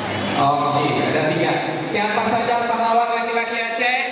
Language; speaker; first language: Indonesian; native; Indonesian